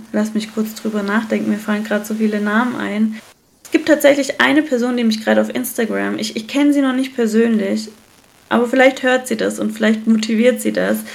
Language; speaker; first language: German; early bilingual, other home language; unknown